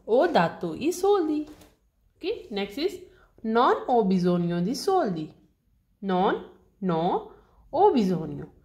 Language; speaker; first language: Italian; non-native, learner; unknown